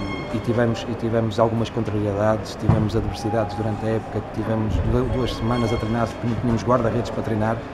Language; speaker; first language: Portuguese; native; Portuguese